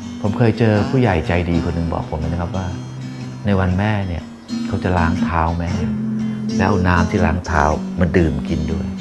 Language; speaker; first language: Thai; native; Thai